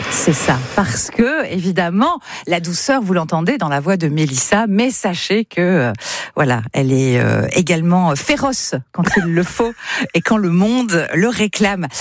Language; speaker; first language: French; native; French